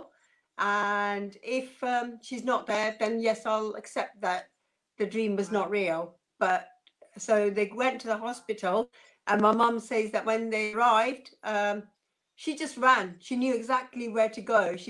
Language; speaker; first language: English; non-native, local second language; Punjabi